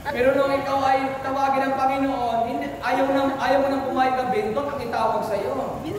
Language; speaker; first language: Filipino; native; Filipino